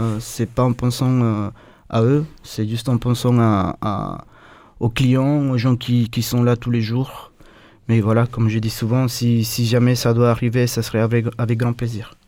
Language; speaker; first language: French; non-native, fluent; Spanish